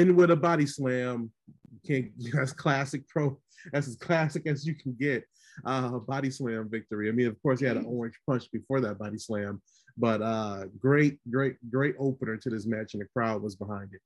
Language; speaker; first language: English; native; English